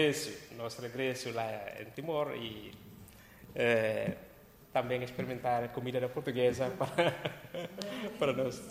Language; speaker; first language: Portuguese; non-native, local second language; Tetum